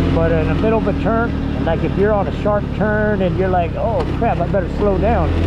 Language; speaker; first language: English; native; English